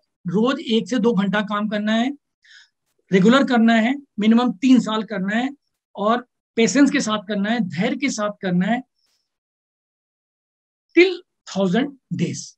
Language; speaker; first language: Hindi; native; Hindi